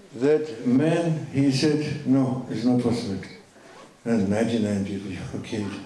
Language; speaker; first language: English; non-native, fluent; German